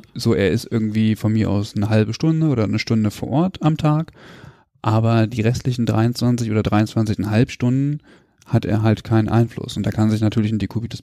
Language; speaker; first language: German; native; German